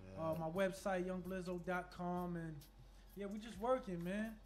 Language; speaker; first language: English; native; English